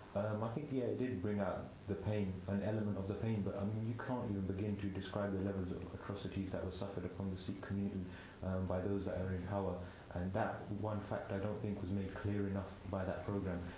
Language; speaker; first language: English; native; English